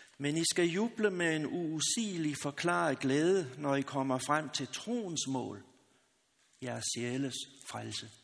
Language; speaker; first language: Danish; native; Danish